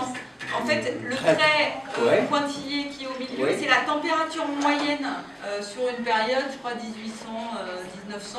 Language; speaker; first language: French; native; French